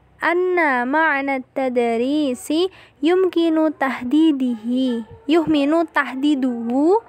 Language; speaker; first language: Arabic; non-native, learner; Indonesian